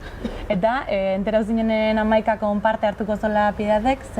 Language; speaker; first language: Basque; native; Basque